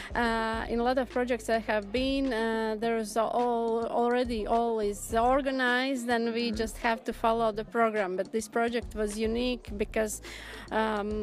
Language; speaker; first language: English; non-native, learner; Latvian